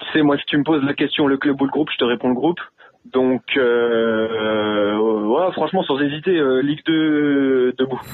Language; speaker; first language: French; native; French